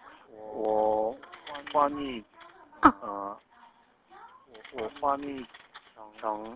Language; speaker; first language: Chinese; non-native, fluent; Korean